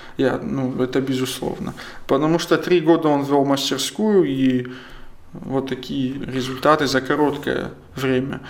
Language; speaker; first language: Russian; non-native, local second language; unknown